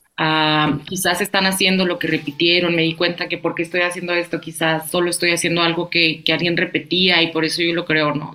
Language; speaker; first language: Spanish; native; Spanish